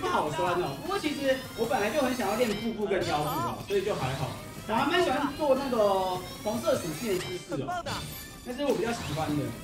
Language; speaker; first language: Chinese; native; Chinese